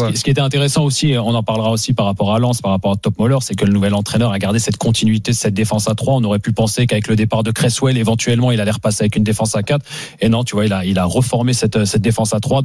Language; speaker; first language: French; native; French